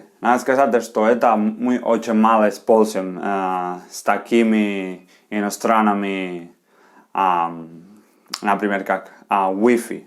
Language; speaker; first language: Russian; non-native, fluent; Spanish